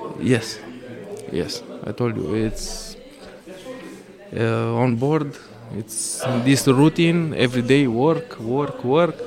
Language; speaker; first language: English; non-native, fluent; Romanian